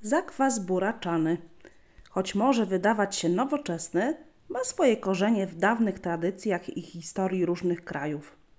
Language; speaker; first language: Polish; native; Polish